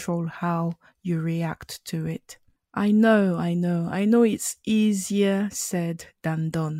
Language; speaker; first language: English; non-native, local second language; French